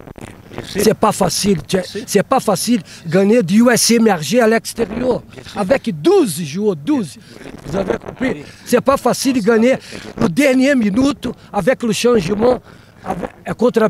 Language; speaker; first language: French; non-native, learner; Portuguese